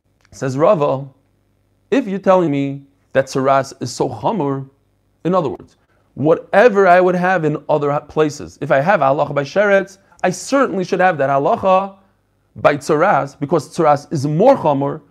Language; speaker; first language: English; native; English